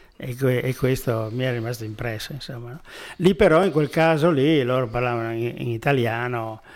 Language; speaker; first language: Italian; native; Italian